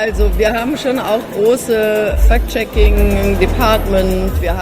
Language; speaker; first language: German; native; German